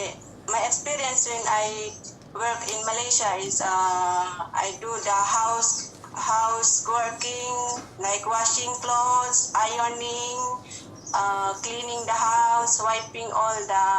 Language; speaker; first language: English; non-native, learner; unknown